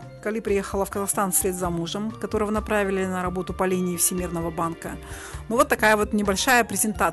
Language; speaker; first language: Russian; native; Russian